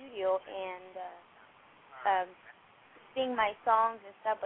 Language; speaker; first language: English; non-native, fluent; French